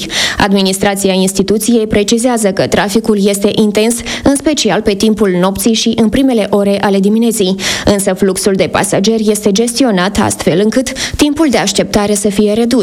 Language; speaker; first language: Romanian; native; Romanian